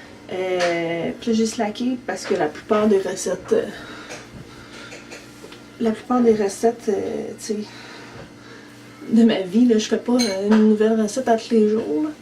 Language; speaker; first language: French; native; French